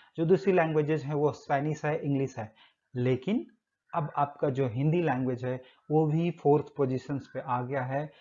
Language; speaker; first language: Hindi; native; Hindi